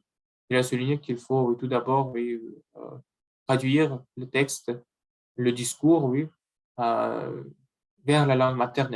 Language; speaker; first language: French; non-native, learner; Russian